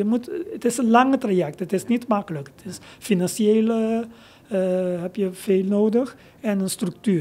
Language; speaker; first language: Dutch; non-native, local second language; Papiamento